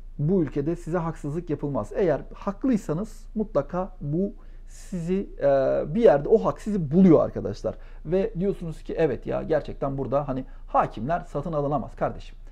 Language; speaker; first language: Turkish; native; Turkish